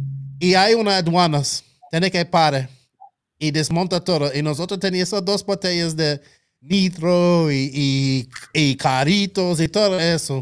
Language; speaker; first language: Spanish; non-native, local second language; English